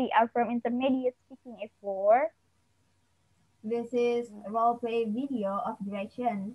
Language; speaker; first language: English; non-native, learner; Indonesian